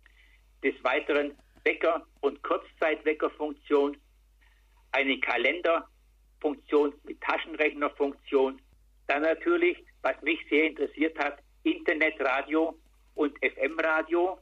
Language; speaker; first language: German; native; German